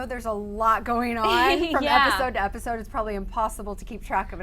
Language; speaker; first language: English; native; English